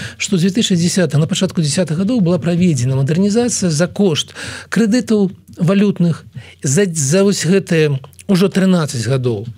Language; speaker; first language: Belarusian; non-native, local second language; Russian